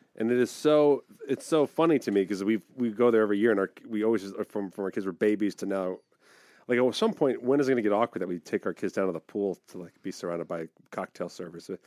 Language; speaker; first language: English; native; English